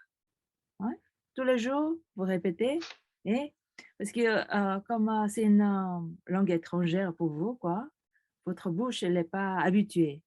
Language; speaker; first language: French; non-native, fluent; Korean